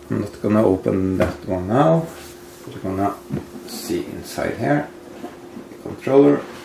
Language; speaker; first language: English; non-native, fluent; Norwegian